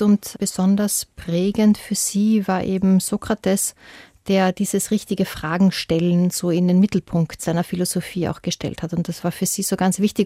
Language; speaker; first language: German; native; German